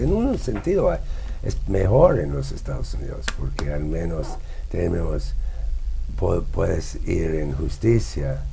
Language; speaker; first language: Spanish; non-native, fluent; English